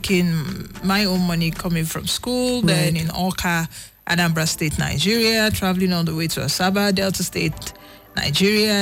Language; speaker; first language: English; non-native, local second language; Igbo